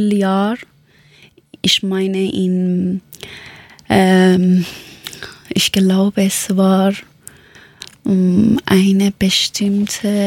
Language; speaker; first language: German; non-native, learner; Persian